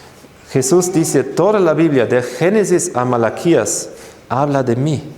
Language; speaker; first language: Spanish; non-native, fluent; German